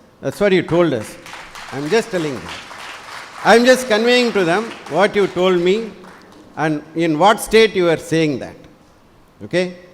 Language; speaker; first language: English; non-native, local second language; Tamil